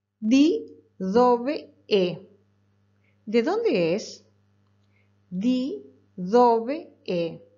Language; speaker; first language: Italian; non-native, fluent; Spanish